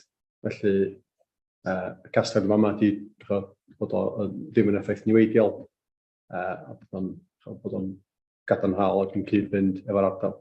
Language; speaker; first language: Welsh; native; Welsh